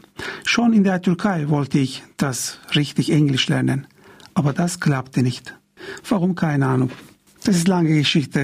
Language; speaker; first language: German; non-native, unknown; Turkish